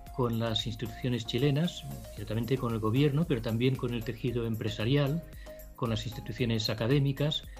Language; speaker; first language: Spanish; native; Spanish